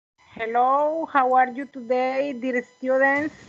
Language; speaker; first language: English; non-native, learner; Spanish